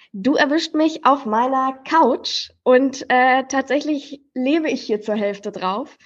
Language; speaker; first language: German; native; German